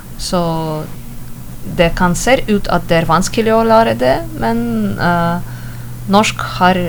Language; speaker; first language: Norwegian; non-native, learner; Ukrainian